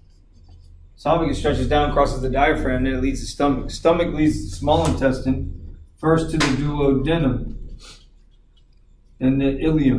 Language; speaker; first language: English; native; English